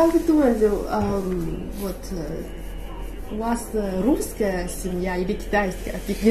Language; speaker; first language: Russian; non-native, fluent; Chinese